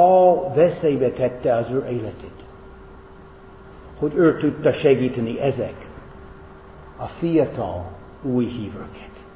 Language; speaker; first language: Hungarian; non-native, fluent; English